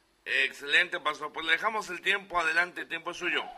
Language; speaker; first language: Spanish; native; Spanish